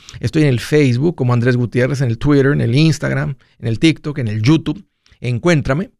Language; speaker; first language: Spanish; native; Spanish